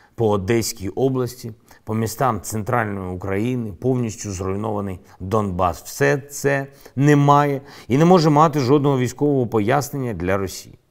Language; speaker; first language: Ukrainian; non-native, local second language; Russian